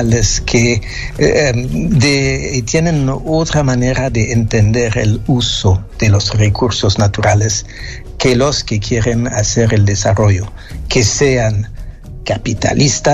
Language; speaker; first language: Spanish; non-native, fluent; French